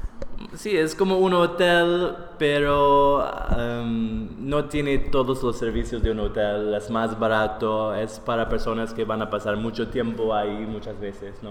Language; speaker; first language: Spanish; non-native, fluent; English